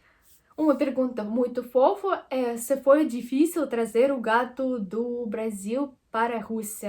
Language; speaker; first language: Portuguese; non-native, fluent; Russian